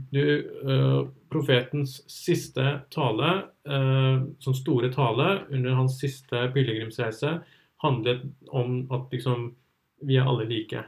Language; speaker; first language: Norwegian; early bilingual, other home language; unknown